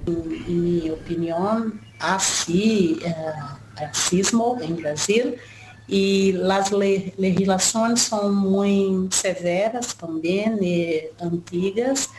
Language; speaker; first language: Spanish; non-native, fluent; Portuguese